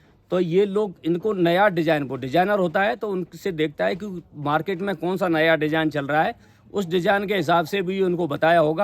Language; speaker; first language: Hindi; native; Hindi